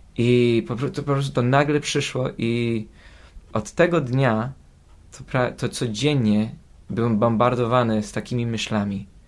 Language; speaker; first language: Polish; early bilingual, heritage; Polish